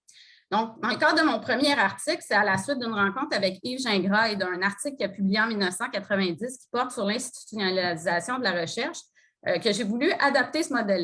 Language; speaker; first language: French; native; French